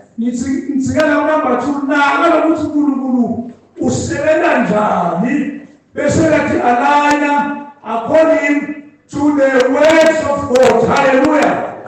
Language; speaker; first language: Zulu; non-native, local second language; Swati